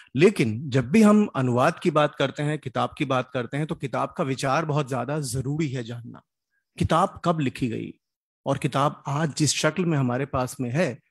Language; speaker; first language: Hindi; native; Hindi